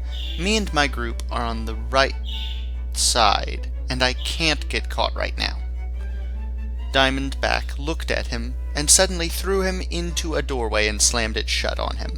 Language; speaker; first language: English; native; English